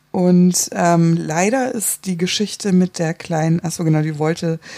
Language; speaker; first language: German; native; German